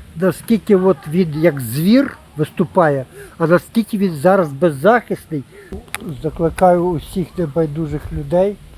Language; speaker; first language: Ukrainian; native; Ukrainian